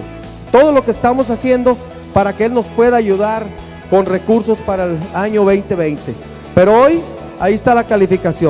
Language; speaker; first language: Spanish; native; Spanish